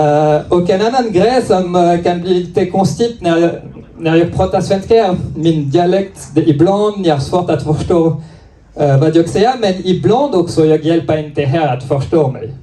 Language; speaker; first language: Swedish; non-native, learner; French